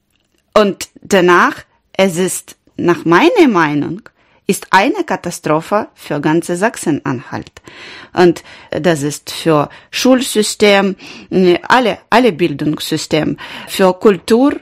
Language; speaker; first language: German; non-native, learner; Ukrainian